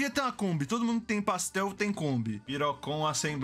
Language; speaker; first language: Portuguese; native; Portuguese